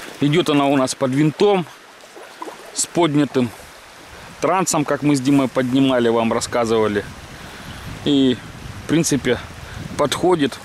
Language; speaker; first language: Russian; native; Russian